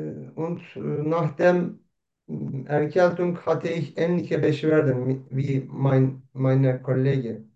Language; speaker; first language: German; non-native, learner; Turkish